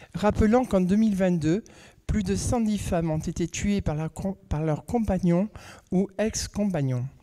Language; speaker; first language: French; native; French